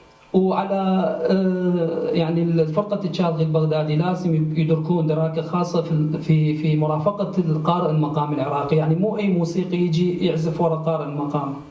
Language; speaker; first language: Arabic; native; Arabic